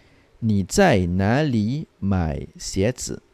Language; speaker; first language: Chinese; non-native, fluent; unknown